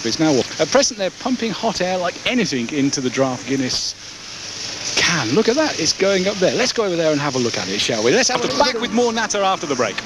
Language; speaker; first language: English; native; English